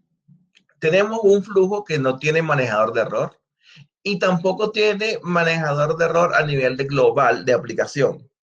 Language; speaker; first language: Spanish; native; Spanish